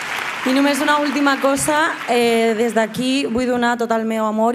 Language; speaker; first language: Catalan; non-native, local second language; Spanish